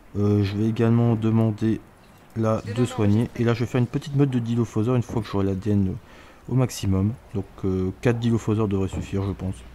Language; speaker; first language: French; native; French